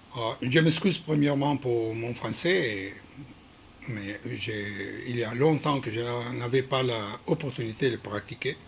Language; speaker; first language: French; non-native, learner; Hebrew